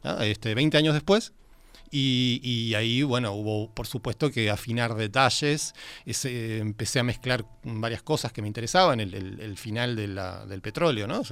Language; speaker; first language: Spanish; native; Spanish